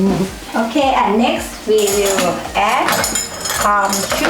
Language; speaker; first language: English; non-native, learner; Thai